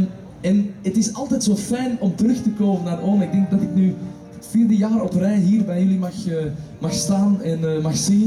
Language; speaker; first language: Dutch; native; Dutch